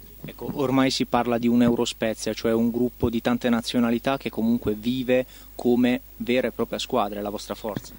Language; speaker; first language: Italian; native; Italian